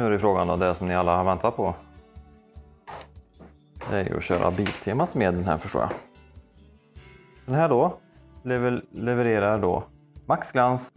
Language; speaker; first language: Swedish; native; Swedish